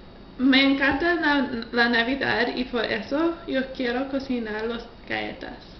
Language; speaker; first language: Spanish; non-native, learner; English